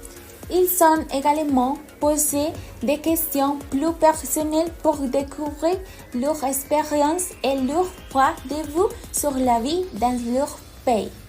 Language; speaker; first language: French; non-native, learner; Spanish